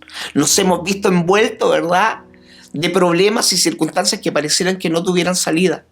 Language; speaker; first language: Spanish; native; Spanish